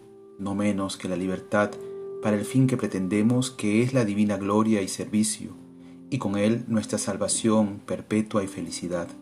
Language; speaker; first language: Spanish; native; Spanish